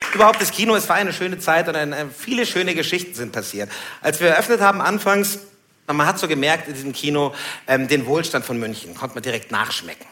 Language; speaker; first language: German; early bilingual, other home language; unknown